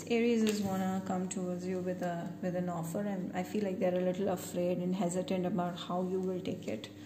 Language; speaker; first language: English; non-native, local second language; Hindi